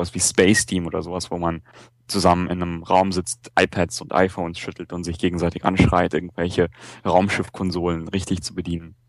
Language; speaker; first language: German; native; German